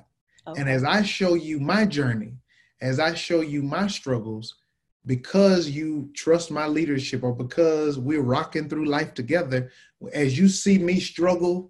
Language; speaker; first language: English; native; English